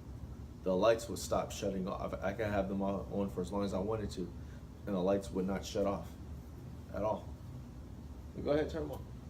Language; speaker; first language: English; native; English